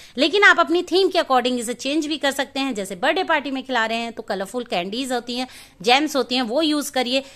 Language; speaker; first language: Hindi; native; Hindi